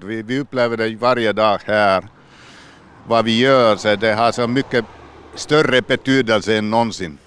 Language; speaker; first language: Swedish; non-native, local second language; Finnish